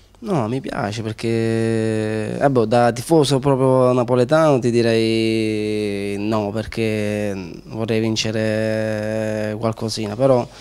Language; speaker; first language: Italian; native; Italian